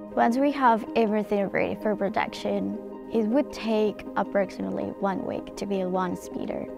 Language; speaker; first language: English; non-native, fluent; Spanish